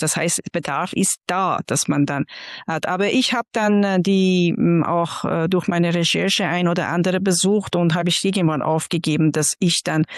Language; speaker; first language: German; non-native, fluent; Persian